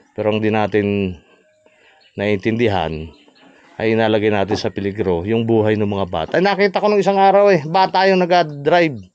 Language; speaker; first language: Filipino; native; Filipino